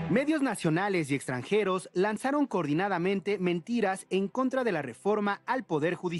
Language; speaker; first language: Spanish; native; Spanish